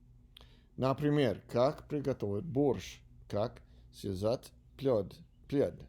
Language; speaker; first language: Russian; non-native, learner; English